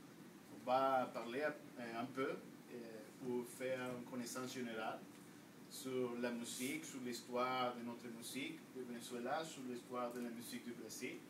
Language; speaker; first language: French; non-native, learner; Spanish